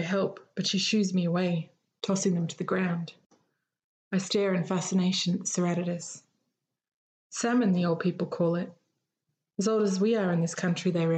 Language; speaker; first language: English; native; English